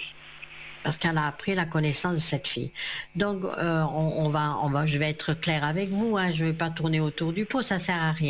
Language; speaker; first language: French; native; French